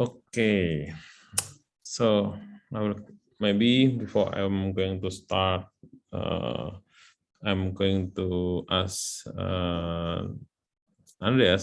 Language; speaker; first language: English; non-native, learner; Indonesian